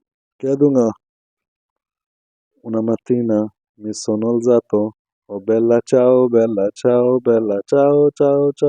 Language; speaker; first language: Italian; non-native, learner; Urdu